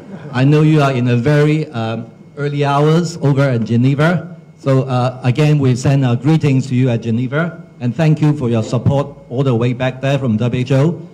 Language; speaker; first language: English; non-native, local second language; Cantonese